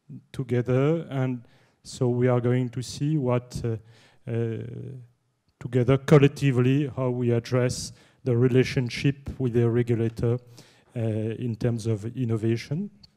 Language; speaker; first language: English; non-native, fluent; French